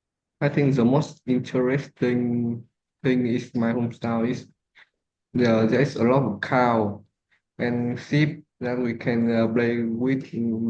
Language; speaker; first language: English; non-native, learner; Vietnamese